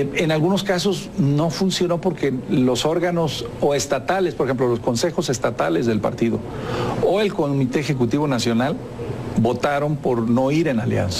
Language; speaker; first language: Spanish; native; Spanish